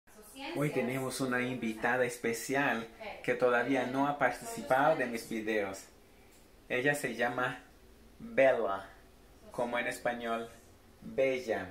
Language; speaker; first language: Spanish; non-native, fluent; Portuguese